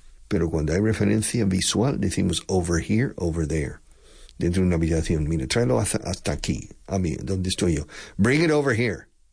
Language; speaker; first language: Spanish; non-native, fluent; English